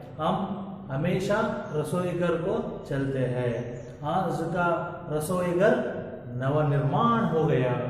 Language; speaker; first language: Hindi; non-native, local second language; Kannada